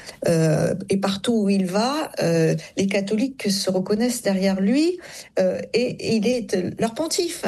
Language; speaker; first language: French; native; French